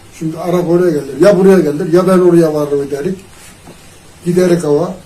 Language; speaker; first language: Turkish; native; Turkish